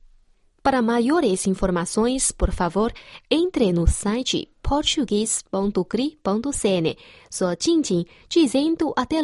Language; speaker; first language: Portuguese; non-native, fluent; Chinese